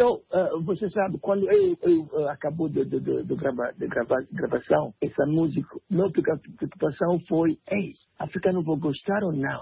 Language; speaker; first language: Portuguese; non-native, learner; French